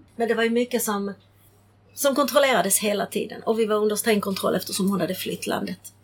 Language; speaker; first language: Swedish; early bilingual, other home language; Czech